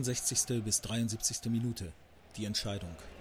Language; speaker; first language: German; native; German